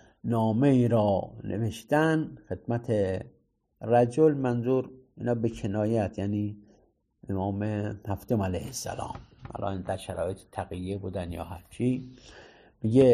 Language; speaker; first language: Persian; native; Persian